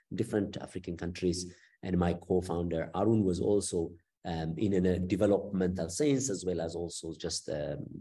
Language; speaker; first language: English; non-native, fluent; Amharic